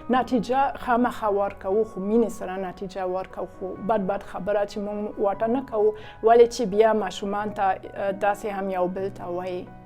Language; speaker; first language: Pashto; non-native, fluent; German